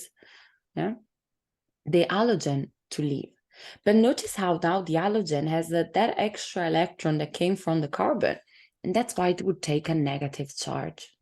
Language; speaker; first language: English; non-native, fluent; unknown